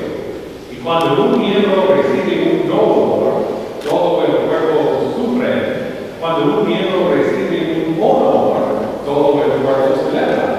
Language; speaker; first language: Spanish; non-native, learner; English